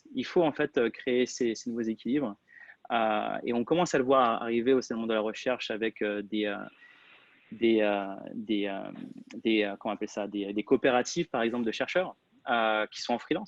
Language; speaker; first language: French; native; French